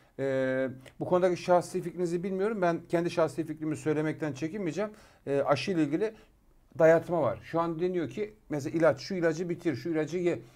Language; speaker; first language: Turkish; native; Turkish